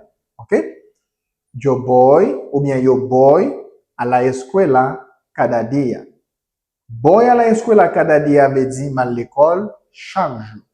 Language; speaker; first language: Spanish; non-native, learner; Haitian Creole